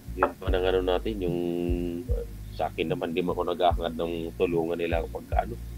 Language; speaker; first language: Filipino; native; Filipino